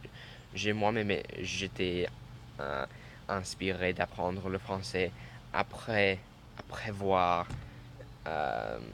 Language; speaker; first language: French; non-native, learner; English